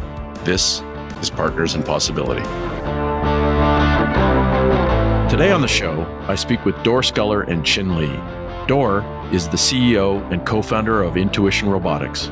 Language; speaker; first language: English; native; English